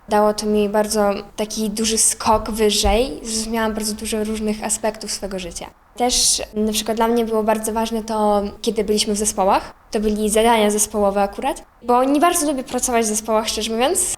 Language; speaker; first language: Polish; non-native, fluent; Ukrainian